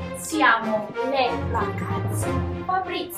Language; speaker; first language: Italian; non-native, learner; English